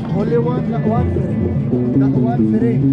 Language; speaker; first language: English; non-native, learner; Arabic